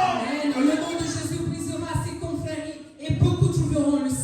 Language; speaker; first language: French; non-native, local second language; Ewe